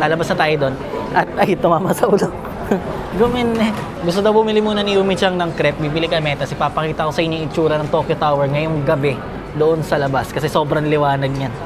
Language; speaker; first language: Filipino; native; Filipino